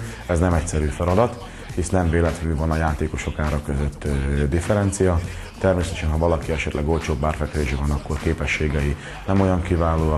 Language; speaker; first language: Hungarian; native; Hungarian